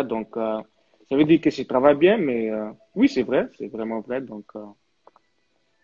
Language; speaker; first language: French; early bilingual, heritage; French